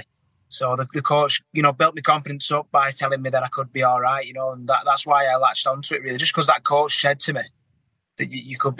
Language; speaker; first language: English; native; English